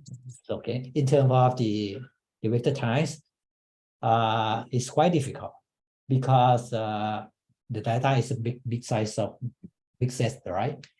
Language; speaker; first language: English; non-native, fluent; Thai